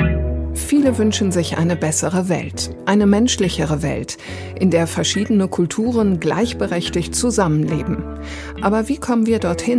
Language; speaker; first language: German; native; German